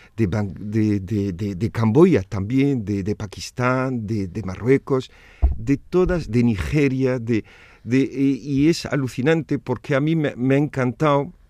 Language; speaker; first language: Spanish; non-native, fluent; Arabic